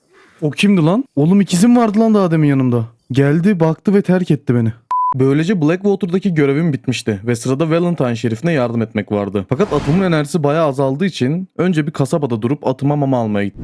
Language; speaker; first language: Turkish; native; Turkish